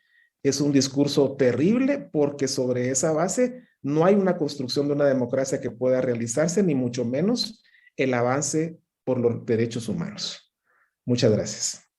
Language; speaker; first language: Spanish; native; Spanish